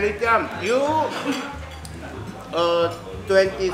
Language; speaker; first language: English; non-native, learner; Indonesian